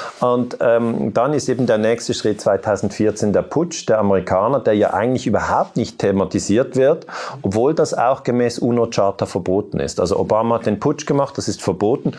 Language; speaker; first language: German; native; German